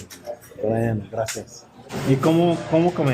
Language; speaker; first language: Spanish; non-native, learner; English